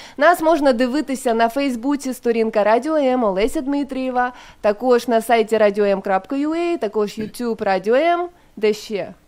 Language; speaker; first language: Ukrainian; non-native, local second language; Russian